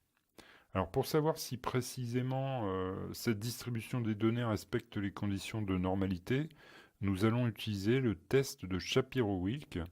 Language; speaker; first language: French; native; French